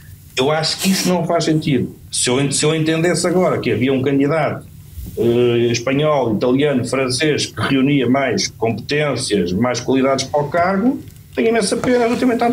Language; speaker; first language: Portuguese; native; Portuguese